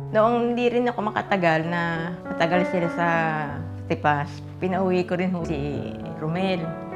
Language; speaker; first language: Filipino; native; Filipino